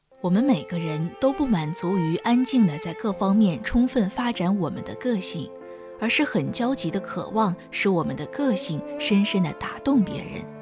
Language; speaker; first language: Chinese; native; Chinese